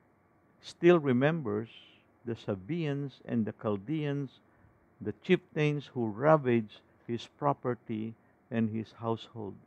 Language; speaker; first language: English; non-native, local second language; Filipino